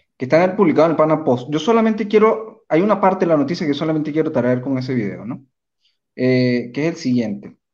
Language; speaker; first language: Spanish; native; Spanish